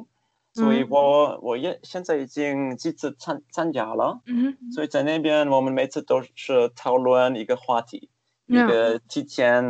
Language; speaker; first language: Chinese; non-native, fluent; German